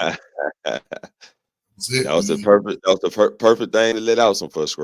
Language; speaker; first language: English; native; English